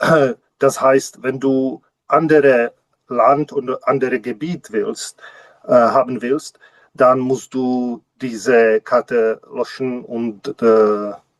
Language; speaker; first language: German; non-native, learner; Czech